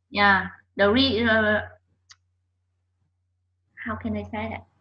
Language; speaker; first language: English; non-native, learner; Vietnamese